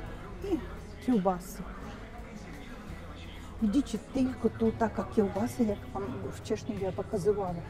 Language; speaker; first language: Polish; non-native, fluent; Russian